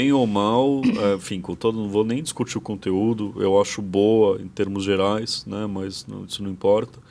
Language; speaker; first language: Portuguese; native; Portuguese